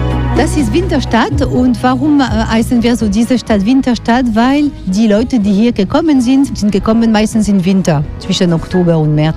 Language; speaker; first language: German; non-native, fluent; French